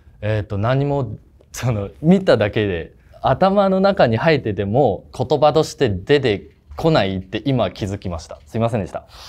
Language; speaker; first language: Japanese; non-native, fluent; Chinese